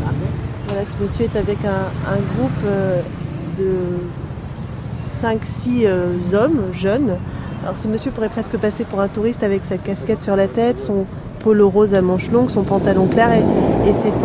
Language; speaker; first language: French; native; French